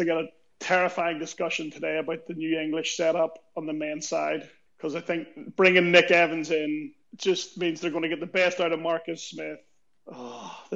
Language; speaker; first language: English; native; English